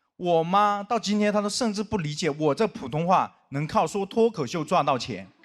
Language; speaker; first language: Chinese; non-native, local second language; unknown